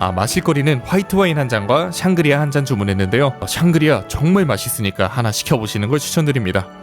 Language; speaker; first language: Korean; native; Korean